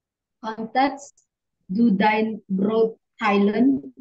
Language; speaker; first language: German; non-native, learner; Indonesian